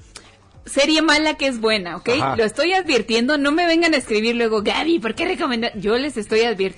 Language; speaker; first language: Spanish; native; Spanish